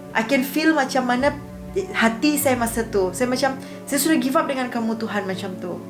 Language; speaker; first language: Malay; non-native, local second language; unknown